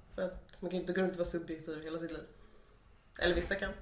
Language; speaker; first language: Swedish; native; Swedish